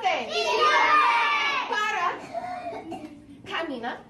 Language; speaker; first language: Spanish; non-native, fluent; English